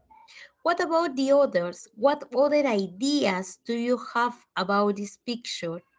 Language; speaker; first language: English; non-native, fluent; Spanish